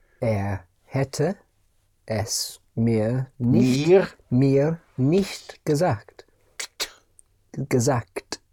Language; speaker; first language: German; non-native, learner; English